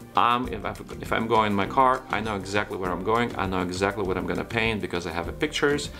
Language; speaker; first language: English; non-native, fluent; Ukrainian